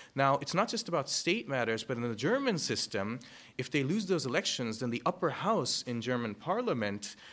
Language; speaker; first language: English; early bilingual, other home language; German